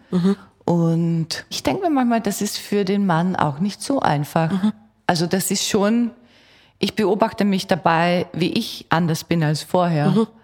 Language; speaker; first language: German; native; German